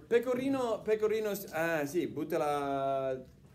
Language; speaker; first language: Italian; non-native, fluent; English